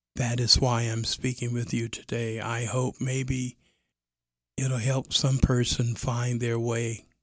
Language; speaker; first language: English; native; English